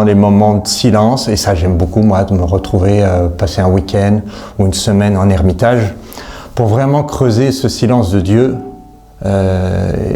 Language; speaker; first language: French; native; French